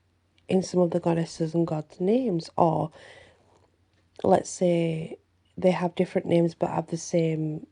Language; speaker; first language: English; native; English